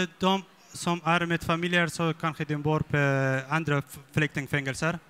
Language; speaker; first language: Swedish; non-native, learner; Persian